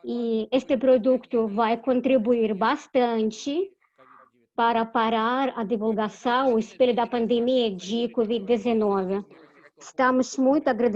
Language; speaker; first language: Portuguese; non-native, fluent; Russian